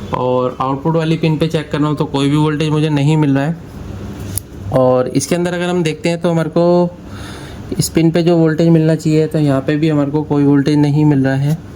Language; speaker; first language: Hindi; native; Hindi